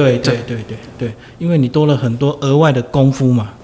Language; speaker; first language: Chinese; native; Chinese